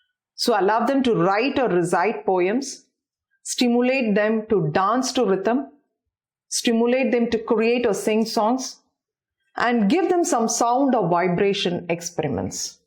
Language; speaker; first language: English; non-native, local second language; Tamil